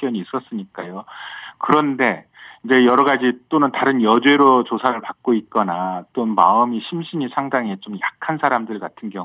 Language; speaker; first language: Korean; native; Korean